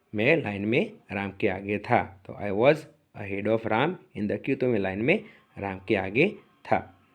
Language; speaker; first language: Hindi; native; Hindi